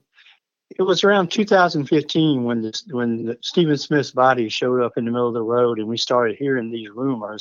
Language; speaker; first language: English; native; English